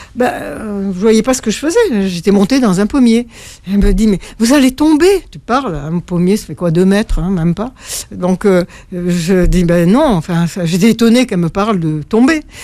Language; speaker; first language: French; native; French